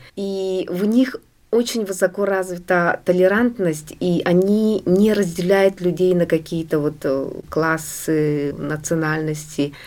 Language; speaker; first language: Russian; non-native, local second language; Yakut